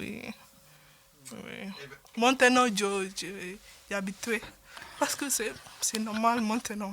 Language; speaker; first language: French; non-native, learner; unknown